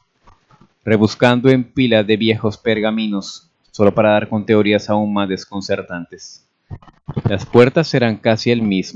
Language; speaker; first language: Spanish; native; Spanish